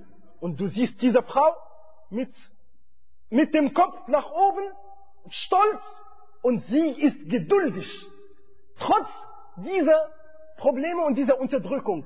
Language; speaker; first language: German; non-native, fluent; Arabic